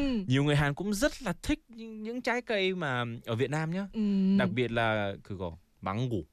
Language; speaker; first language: Vietnamese; non-native, fluent; Korean